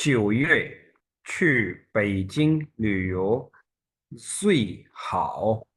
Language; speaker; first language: Chinese; non-native, fluent; Urdu